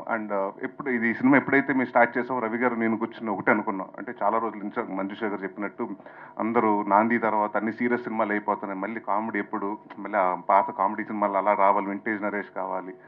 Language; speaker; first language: Telugu; native; Telugu